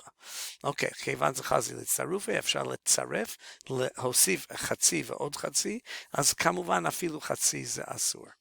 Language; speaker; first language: Hebrew; non-native, fluent; English